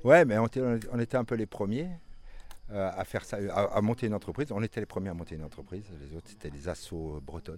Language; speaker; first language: French; native; French